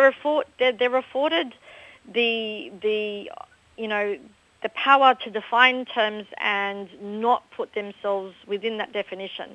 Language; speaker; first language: English; native; English